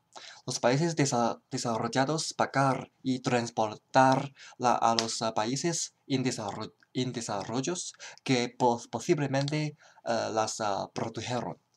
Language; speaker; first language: Spanish; non-native, learner; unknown